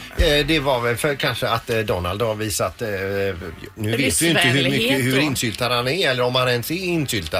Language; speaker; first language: Swedish; native; Swedish